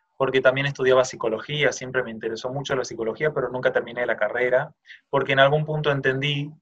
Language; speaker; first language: Spanish; native; Spanish